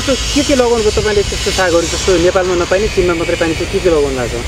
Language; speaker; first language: Nepali; native; Nepali